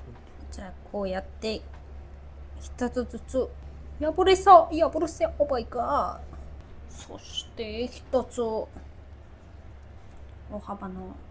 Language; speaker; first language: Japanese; non-native, fluent; Mongolian